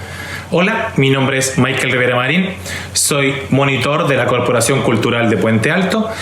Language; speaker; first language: Spanish; native; Spanish